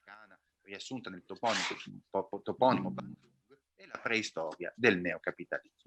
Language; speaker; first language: Italian; native; Italian